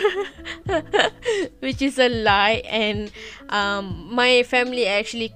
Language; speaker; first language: English; non-native, local second language; Malay